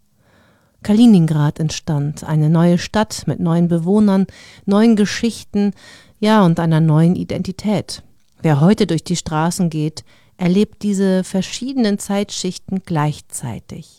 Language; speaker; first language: German; native; German